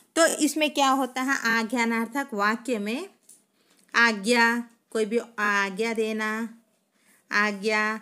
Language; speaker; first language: Hindi; non-native, local second language; Telugu